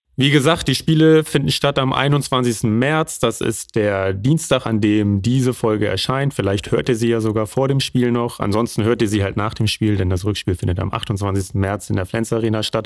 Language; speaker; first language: German; native; German